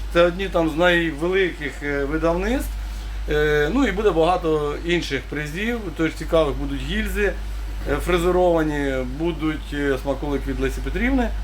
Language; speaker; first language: Ukrainian; native; Ukrainian